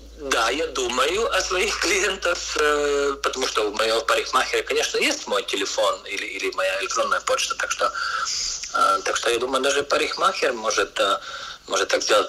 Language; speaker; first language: Russian; non-native, local second language; Latvian